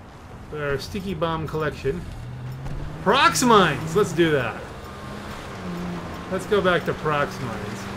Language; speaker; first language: English; native; English